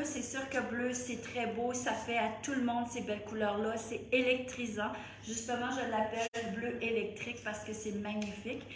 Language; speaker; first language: French; native; French